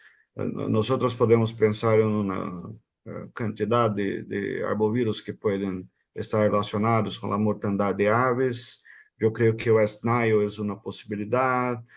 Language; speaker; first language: Spanish; non-native, fluent; Portuguese